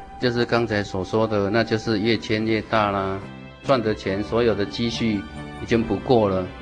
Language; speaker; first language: Chinese; native; Chinese